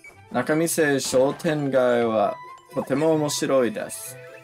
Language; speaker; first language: Japanese; non-native, learner; English